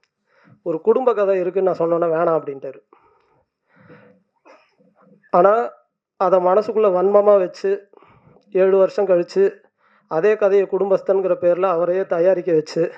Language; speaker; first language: Tamil; native; Tamil